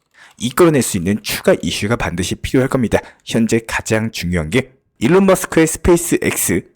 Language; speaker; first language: Korean; native; Korean